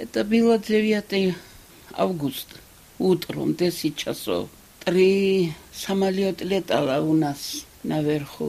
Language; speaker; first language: Russian; non-native, local second language; Georgian